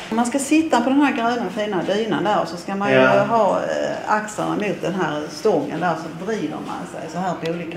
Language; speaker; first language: Swedish; native; Swedish